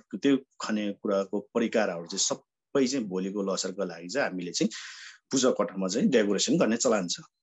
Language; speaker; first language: Nepali; non-native, local second language; Sherpa